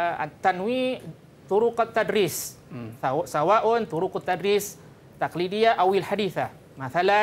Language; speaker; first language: Arabic; non-native, fluent; Malay